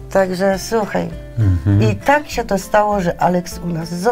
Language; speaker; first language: Polish; native; Polish